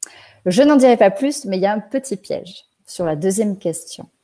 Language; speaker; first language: French; native; French